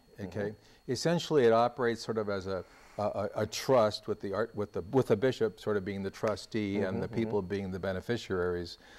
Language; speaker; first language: English; native; English